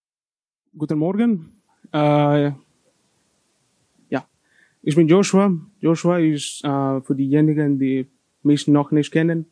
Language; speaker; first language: German; non-native, learner; Spanish